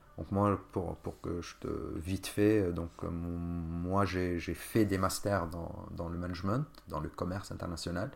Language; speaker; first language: French; non-native, local second language; Arabic